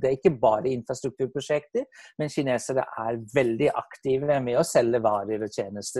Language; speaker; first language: Norwegian; non-native, fluent; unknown